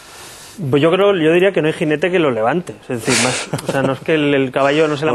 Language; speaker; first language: Spanish; native; Spanish